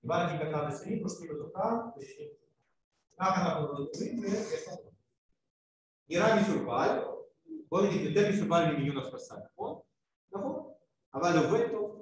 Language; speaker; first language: Hebrew; non-native, fluent; Russian